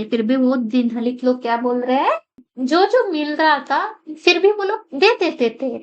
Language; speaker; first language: Hindi; non-native, local second language; Kannada